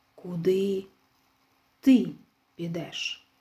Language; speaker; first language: Ukrainian; non-native, local second language; Russian